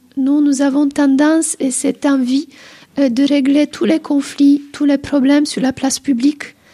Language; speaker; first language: French; non-native, fluent; Polish